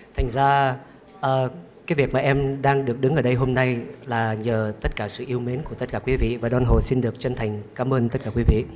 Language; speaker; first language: Vietnamese; native; Vietnamese